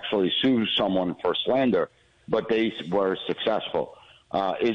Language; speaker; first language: English; native; English